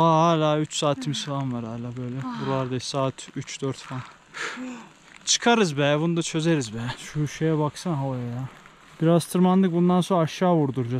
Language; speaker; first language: Turkish; native; Turkish